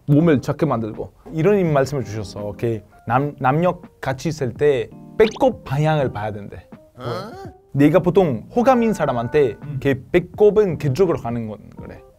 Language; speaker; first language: Korean; non-native, fluent; Italian